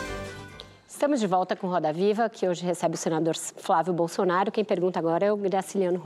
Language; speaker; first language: Portuguese; native; Portuguese